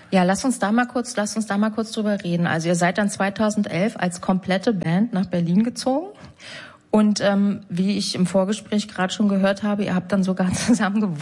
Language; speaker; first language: German; native; German